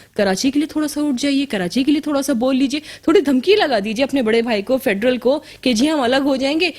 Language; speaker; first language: Urdu; native; Urdu